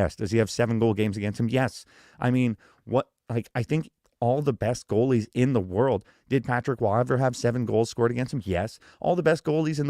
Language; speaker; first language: English; native; English